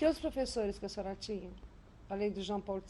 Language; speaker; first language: Portuguese; native; Portuguese